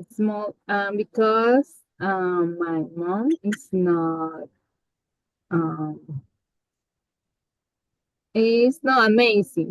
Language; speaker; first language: English; non-native, learner; Spanish